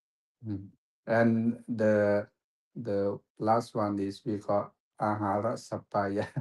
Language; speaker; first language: English; non-native, fluent; Thai